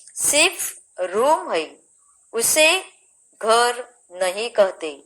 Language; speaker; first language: Hindi; non-native, local second language; Marathi